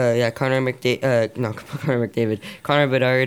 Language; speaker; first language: French; non-native, local second language; English